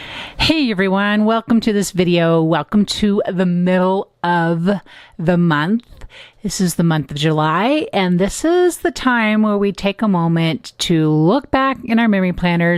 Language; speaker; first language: English; native; English